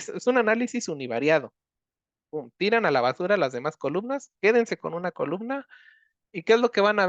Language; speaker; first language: Spanish; native; Spanish